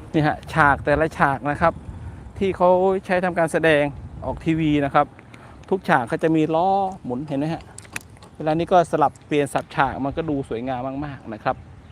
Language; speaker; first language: Thai; non-native, local second language; Northern Khmer